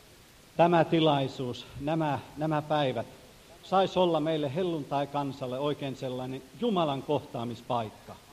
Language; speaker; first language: Finnish; native; Finnish